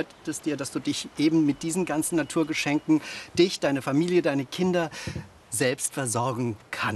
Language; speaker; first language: German; native; German